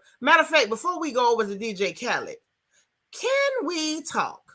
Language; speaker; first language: English; native; English